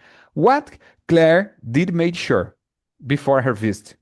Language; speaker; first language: English; non-native, fluent; Portuguese